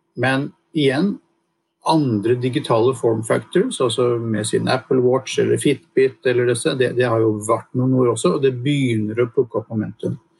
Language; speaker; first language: Norwegian; native; Norwegian